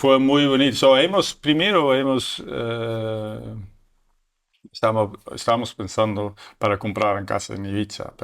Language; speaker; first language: Spanish; non-native, learner; Dutch